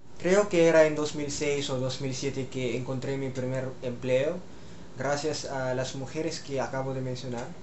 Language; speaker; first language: Spanish; non-native, fluent; Filipino